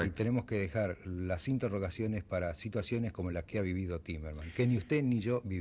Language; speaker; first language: Spanish; native; Spanish